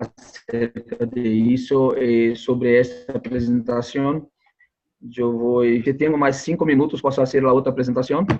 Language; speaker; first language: Spanish; non-native, learner; Portuguese